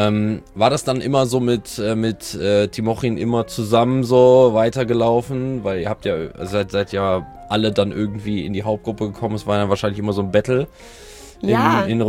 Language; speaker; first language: German; native; German